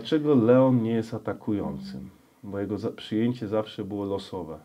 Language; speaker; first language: Polish; native; Polish